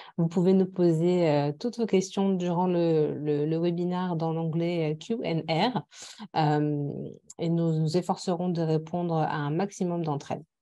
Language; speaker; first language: French; native; French